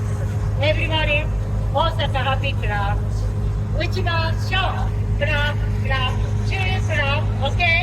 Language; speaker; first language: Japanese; native; Japanese